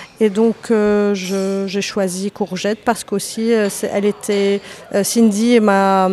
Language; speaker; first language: French; native; French